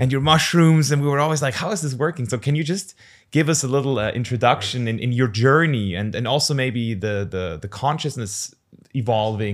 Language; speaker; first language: English; non-native, fluent; German